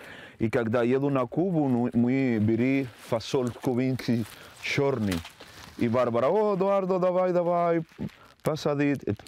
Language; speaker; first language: Russian; non-native, learner; Spanish